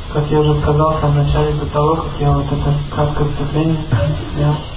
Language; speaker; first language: Russian; native; Russian